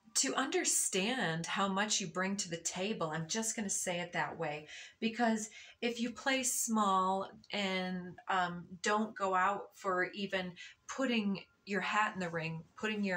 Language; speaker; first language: English; native; English